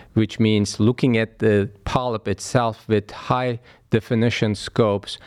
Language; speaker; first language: English; non-native, fluent; Turkish